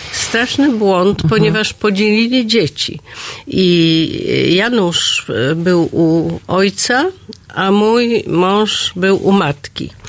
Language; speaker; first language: Polish; native; Polish